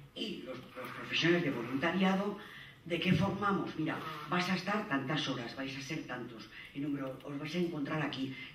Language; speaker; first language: Spanish; native; Spanish